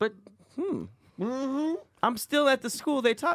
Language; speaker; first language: English; native; English